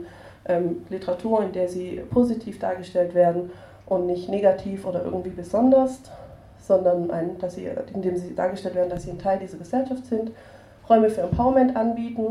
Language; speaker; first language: German; native; German